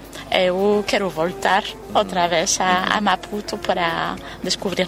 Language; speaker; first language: Portuguese; non-native, fluent; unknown